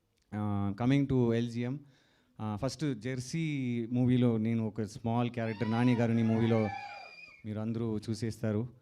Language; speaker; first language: Telugu; non-native, learner; Tamil